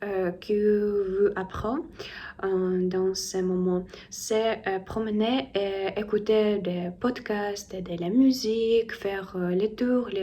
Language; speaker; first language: French; non-native, learner; Russian